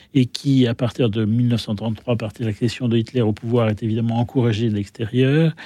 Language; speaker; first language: French; native; French